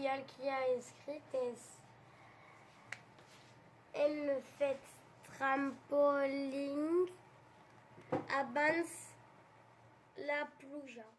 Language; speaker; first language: Catalan; non-native, local second language; French